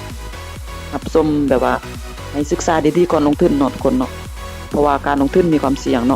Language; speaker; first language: Thai; non-native, local second language; Lao